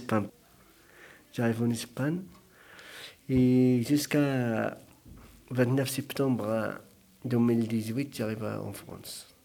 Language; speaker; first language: French; non-native, learner; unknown